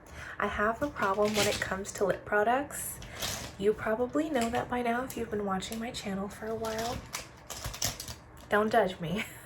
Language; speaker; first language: English; native; English